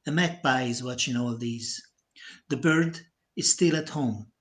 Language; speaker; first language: English; non-native, fluent; Hungarian